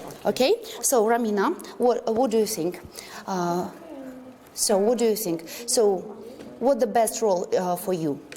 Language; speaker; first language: English; non-native, fluent; Russian